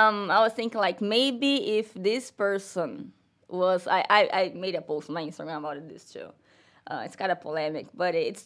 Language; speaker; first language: English; non-native, learner; Portuguese